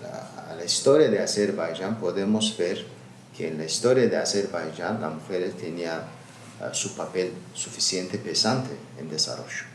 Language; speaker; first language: Spanish; non-native, learner; Azerbaijani